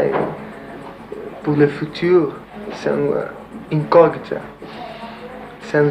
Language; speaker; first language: French; non-native, learner; Portuguese